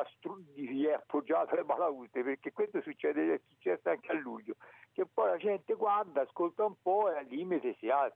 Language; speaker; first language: Italian; native; Italian